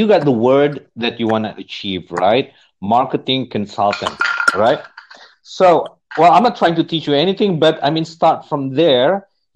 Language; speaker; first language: English; non-native, fluent; Indonesian